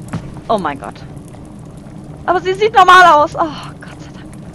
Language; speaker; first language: German; native; German